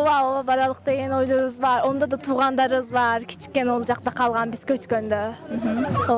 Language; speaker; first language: Kyrgyz; early bilingual, heritage; Kyrgyz